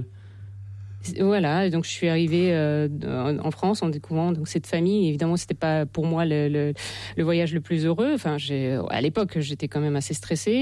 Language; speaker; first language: French; non-native, fluent; Russian